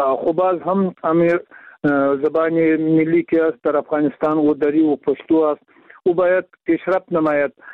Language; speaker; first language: Persian; non-native, local second language; Pashto